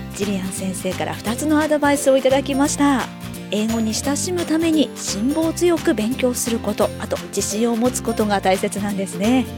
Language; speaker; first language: Japanese; native; Japanese